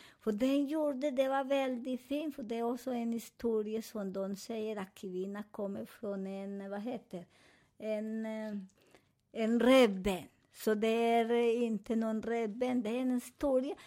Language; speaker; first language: Swedish; non-native, fluent; Spanish